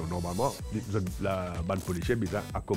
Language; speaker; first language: French; non-native, local second language; Morisyen